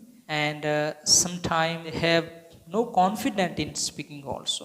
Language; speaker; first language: English; non-native, local second language; Hindi